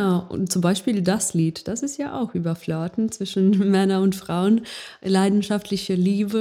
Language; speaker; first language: German; non-native, fluent; Ukrainian